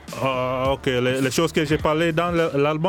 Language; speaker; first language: French; non-native, learner; Swahili